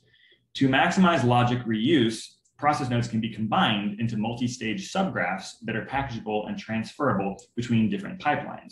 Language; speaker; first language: English; native; English